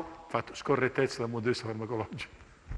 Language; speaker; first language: Italian; native; Italian